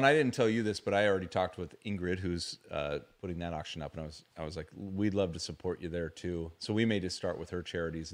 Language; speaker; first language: English; native; English